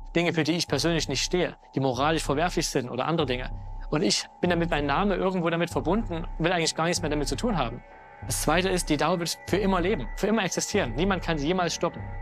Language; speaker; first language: German; native; German